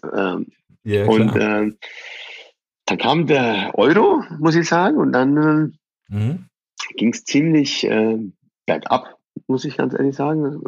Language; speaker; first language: German; early bilingual, other home language; Persian